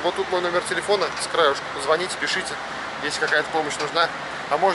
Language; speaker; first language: Russian; native; Russian